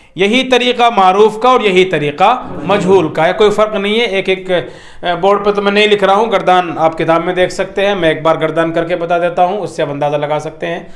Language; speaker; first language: Urdu; native; Urdu